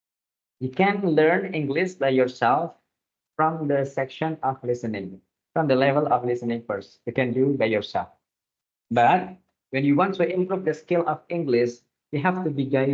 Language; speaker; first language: English; non-native, fluent; Indonesian